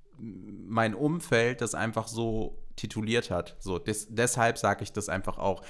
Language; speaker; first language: German; native; German